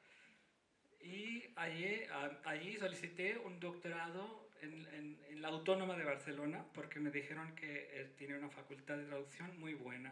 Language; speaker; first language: Spanish; non-native, fluent; Hindi